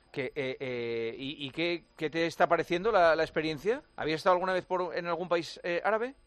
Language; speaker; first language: Spanish; native; Spanish